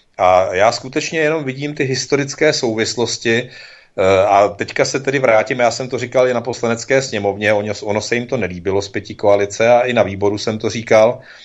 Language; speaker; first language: Czech; native; Czech